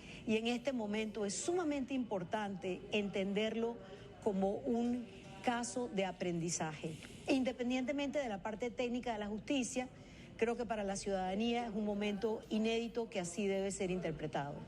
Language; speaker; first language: Spanish; native; Spanish